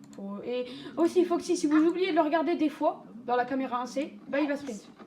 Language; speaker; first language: French; native; French